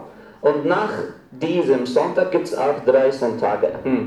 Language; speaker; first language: German; non-native, fluent; Arabic